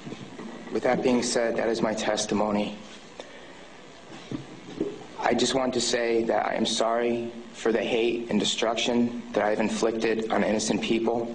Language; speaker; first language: English; native; English